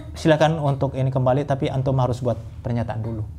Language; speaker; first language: Indonesian; non-native, local second language; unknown